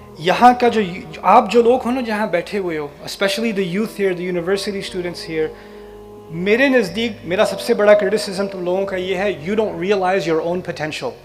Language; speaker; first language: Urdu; early bilingual, heritage; Urdu